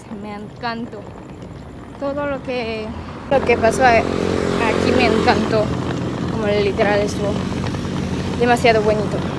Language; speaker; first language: Spanish; non-native, learner; French